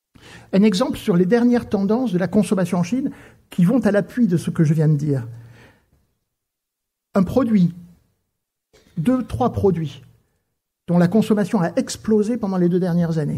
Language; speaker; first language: French; native; French